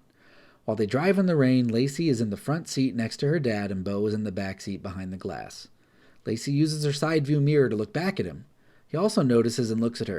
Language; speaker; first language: English; native; English